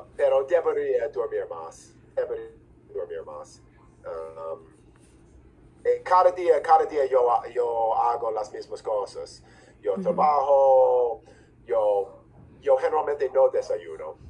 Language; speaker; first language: Spanish; non-native, fluent; English